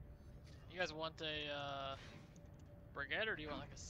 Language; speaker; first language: English; native; English